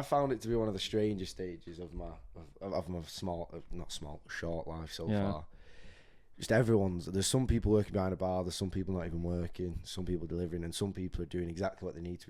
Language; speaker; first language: English; native; English